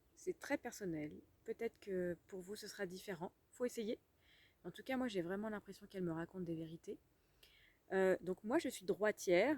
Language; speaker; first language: French; native; French